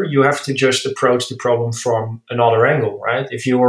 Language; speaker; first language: English; non-native, fluent; Dutch